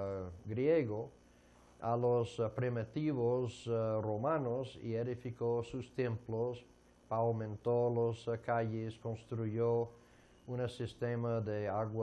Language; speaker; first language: Spanish; non-native, fluent; English